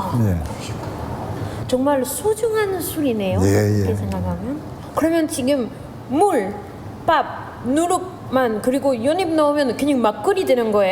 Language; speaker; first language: Korean; non-native, fluent; French